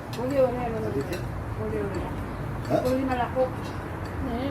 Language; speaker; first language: Greek; non-native, learner; Filipino